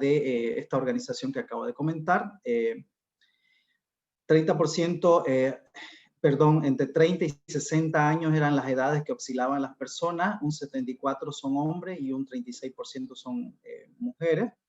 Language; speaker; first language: Spanish; native; Spanish